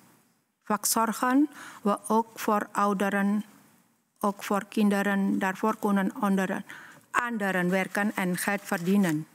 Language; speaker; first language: Dutch; non-native, learner; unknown